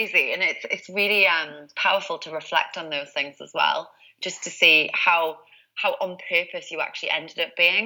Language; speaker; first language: English; native; English